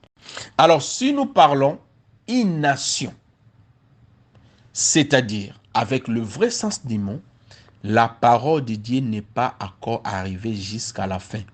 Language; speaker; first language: French; non-native, local second language; Lingala